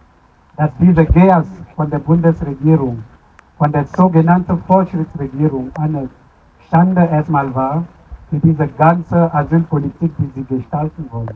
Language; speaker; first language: German; non-native, fluent; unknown